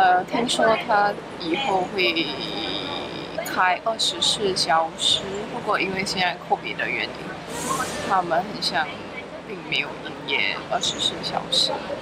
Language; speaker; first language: Chinese; early bilingual, heritage; Chinese